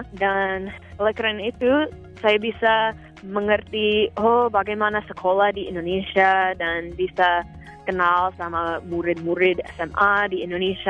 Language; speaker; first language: Indonesian; non-native, fluent; English